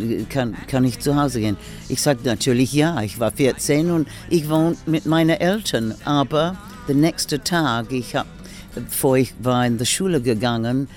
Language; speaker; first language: German; non-native, learner; English